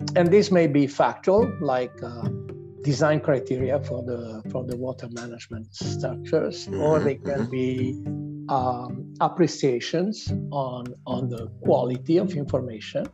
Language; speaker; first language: English; non-native, fluent; Italian